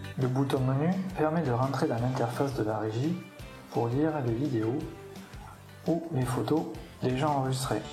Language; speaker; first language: French; native; French